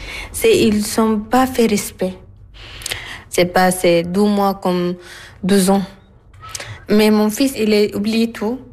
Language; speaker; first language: French; non-native, learner; Arabic